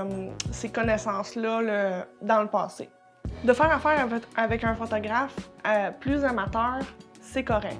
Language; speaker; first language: French; native; French